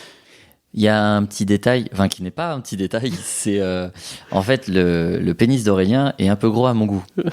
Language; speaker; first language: French; native; French